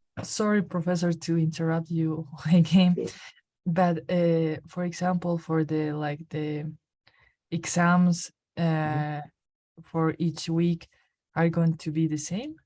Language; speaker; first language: English; non-native, learner; Spanish